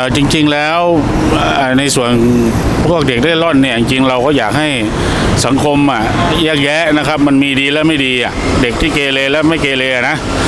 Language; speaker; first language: Thai; native; Thai